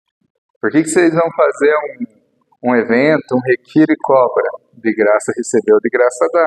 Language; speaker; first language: Portuguese; native; Portuguese